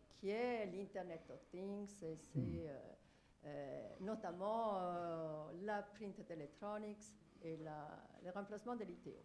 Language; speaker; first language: French; non-native, fluent; English